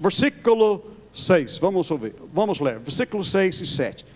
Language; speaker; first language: Portuguese; non-native, fluent; English